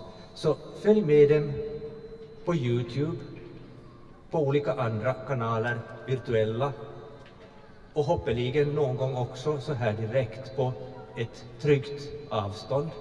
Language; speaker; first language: Swedish; native; Swedish